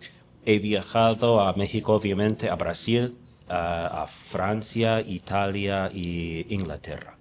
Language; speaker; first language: Spanish; non-native, fluent; English